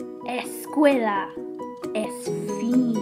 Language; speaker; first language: Spanish; non-native, learner; English